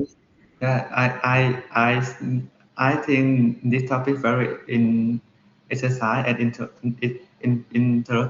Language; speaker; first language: English; non-native, learner; Vietnamese